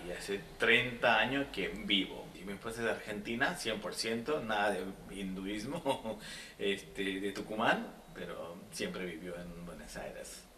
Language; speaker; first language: Spanish; non-native, fluent; Hindi